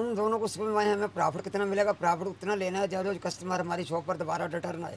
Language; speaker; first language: Hindi; non-native, local second language; Punjabi